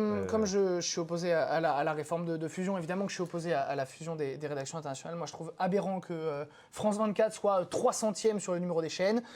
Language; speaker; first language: French; native; French